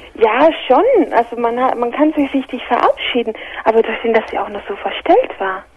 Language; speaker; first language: German; early bilingual, other home language; Spanish